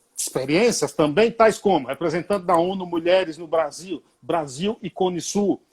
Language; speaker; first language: Portuguese; native; Portuguese